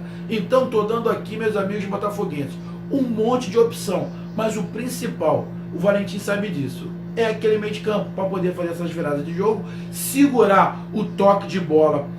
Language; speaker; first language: Portuguese; native; Portuguese